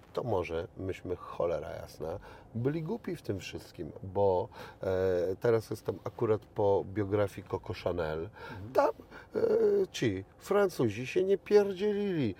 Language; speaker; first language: Polish; native; Polish